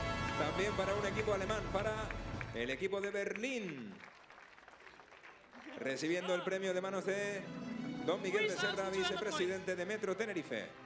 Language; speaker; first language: Spanish; native; Spanish